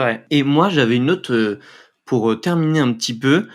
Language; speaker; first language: French; native; French